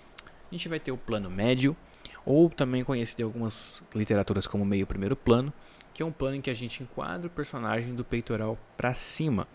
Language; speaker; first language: Portuguese; native; Portuguese